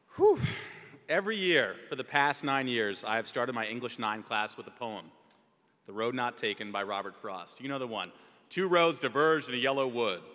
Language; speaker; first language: English; native; English